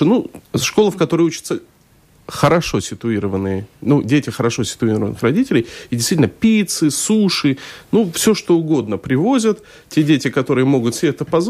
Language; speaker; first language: Russian; native; Russian